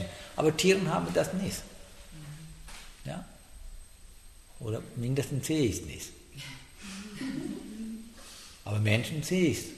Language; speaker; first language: German; non-native, fluent; Sinhala